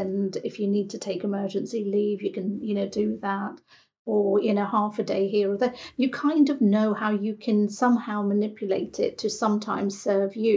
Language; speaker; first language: English; native; English